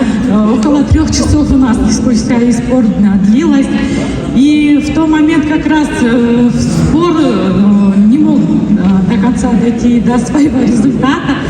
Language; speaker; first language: Russian; non-native, local second language; Kyrgyz